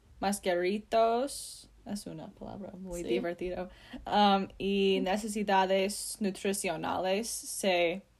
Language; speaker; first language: Spanish; non-native, learner; English